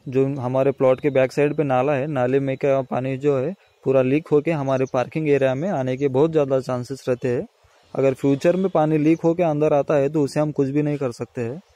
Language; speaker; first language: Hindi; non-native, local second language; Marathi